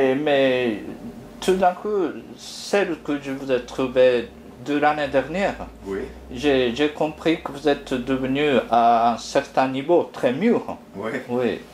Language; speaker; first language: French; non-native, fluent; Japanese